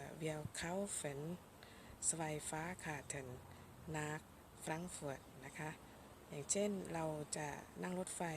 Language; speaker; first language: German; non-native, fluent; Thai